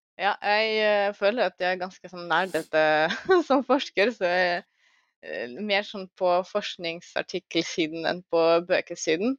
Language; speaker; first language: Norwegian; non-native, fluent; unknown